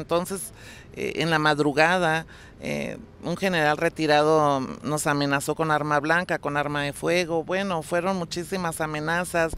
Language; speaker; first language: Spanish; native; Spanish